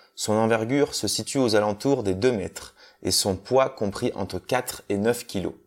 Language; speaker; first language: French; native; French